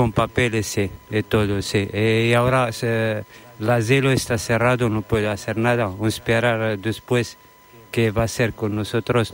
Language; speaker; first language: Spanish; non-native, learner; Arabic